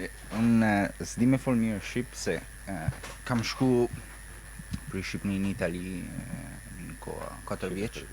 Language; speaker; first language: Albanian; early bilingual, heritage; Albanian